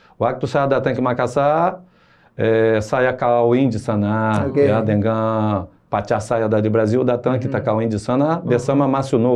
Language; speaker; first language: Indonesian; non-native, fluent; Portuguese